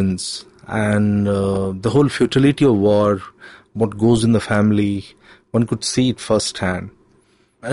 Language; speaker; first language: English; non-native, local second language; Hindi